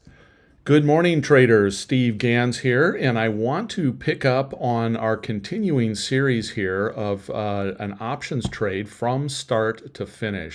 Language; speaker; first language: English; native; English